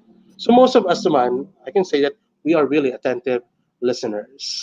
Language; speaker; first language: English; non-native, local second language; Filipino